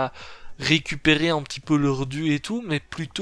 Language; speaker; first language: French; native; French